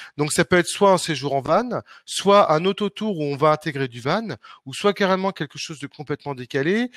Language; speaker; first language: French; native; French